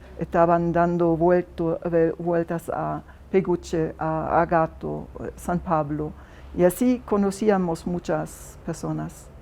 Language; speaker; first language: Spanish; non-native, fluent; German